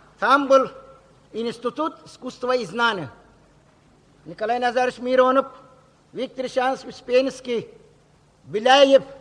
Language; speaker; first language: Russian; non-native, local second language; Uzbek